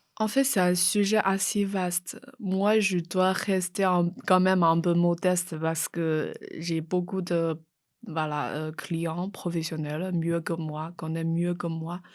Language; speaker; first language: French; non-native, fluent; Chinese